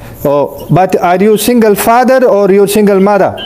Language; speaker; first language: English; non-native, learner; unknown